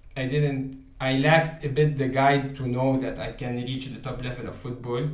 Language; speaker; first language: English; non-native, fluent; Arabic